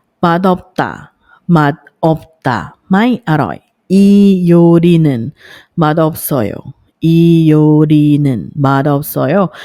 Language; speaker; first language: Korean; non-native, fluent; Thai